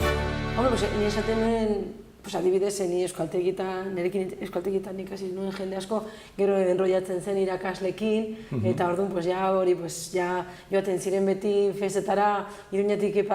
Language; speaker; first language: Basque; non-native, local second language; Spanish